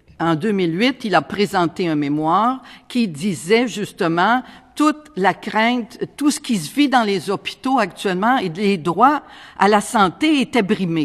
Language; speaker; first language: French; native; French